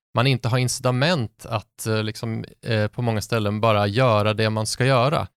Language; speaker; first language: Swedish; native; Swedish